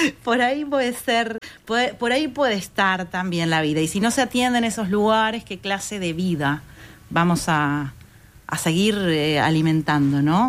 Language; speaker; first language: Spanish; native; Spanish